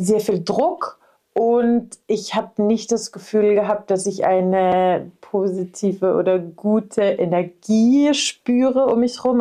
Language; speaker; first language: German; native; German